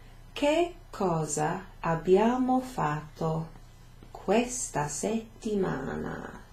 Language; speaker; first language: Italian; non-native, fluent; English